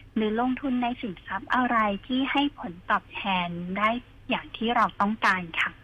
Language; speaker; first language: Thai; native; Thai